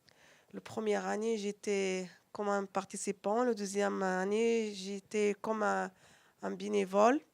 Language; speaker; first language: French; non-native, learner; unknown